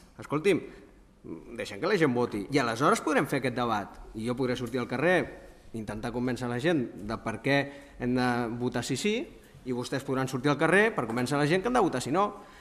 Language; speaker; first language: Catalan; native; Catalan